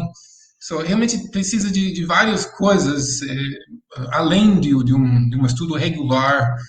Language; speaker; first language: Portuguese; non-native, fluent; English